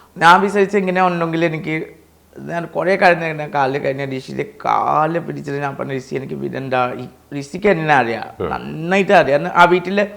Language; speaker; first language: Malayalam; non-native, fluent; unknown